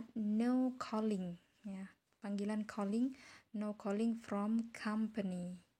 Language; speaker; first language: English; non-native, fluent; Indonesian